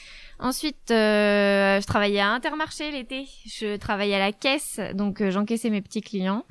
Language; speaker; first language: French; native; French